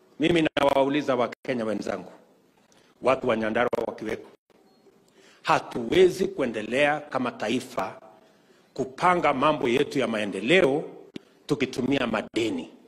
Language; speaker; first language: Swahili; non-native, local second language; Kalenjin